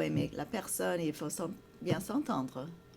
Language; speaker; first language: French; non-native, fluent; English